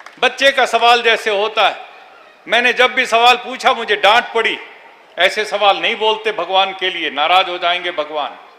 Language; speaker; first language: Hindi; non-native, local second language; Telugu